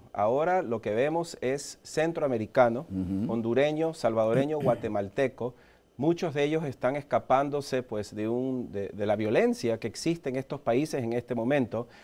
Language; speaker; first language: Spanish; early bilingual, heritage; Spanish